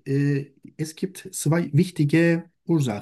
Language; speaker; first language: German; non-native, learner; Turkish